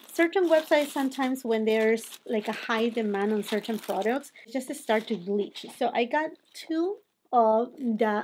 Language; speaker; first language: English; non-native, fluent; Spanish